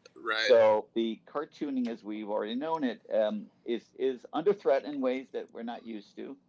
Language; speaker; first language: English; native; English